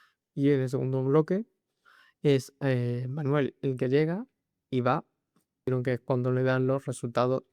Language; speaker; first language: Spanish; native; Spanish